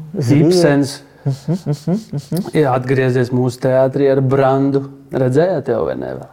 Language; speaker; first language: Latvian; native; Latvian